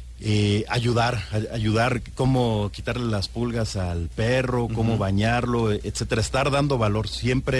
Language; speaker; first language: Spanish; native; Spanish